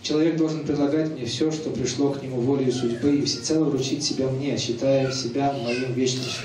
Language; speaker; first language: Russian; native; Russian